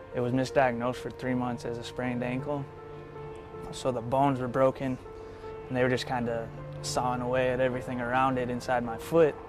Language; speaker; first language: English; native; English